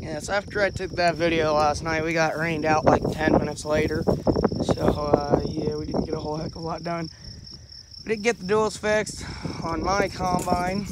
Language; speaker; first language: English; native; English